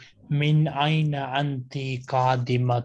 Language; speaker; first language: Arabic; non-native, fluent; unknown